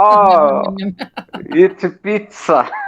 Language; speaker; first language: English; non-native, learner; Portuguese